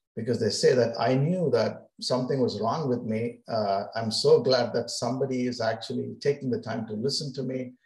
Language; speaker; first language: English; non-native, local second language; Kannada